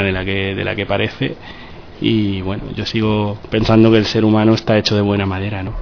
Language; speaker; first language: Spanish; native; Spanish